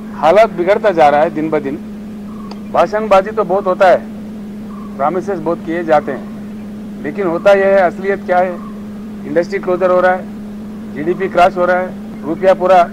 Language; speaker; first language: Hindi; non-native, local second language; Telugu